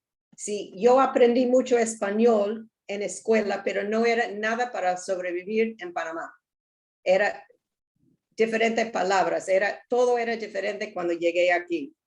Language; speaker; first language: Spanish; non-native, learner; English